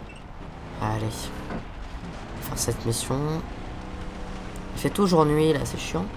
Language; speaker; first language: French; native; French